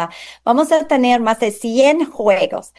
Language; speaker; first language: Spanish; non-native, fluent; English